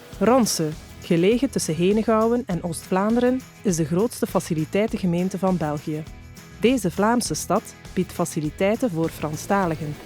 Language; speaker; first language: Dutch; native; Dutch